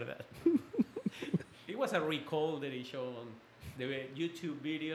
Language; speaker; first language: English; non-native, fluent; Spanish